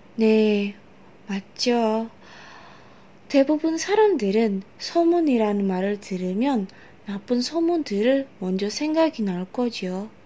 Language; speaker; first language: Korean; non-native, learner; Indonesian